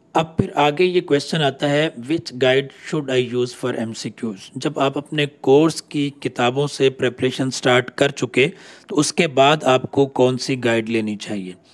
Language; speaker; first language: Urdu; non-native, local second language; Punjabi